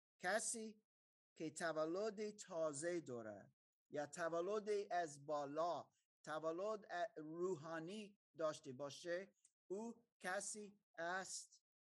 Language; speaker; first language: Persian; non-native, fluent; German